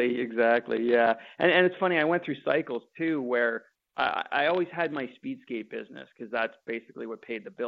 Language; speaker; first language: English; native; English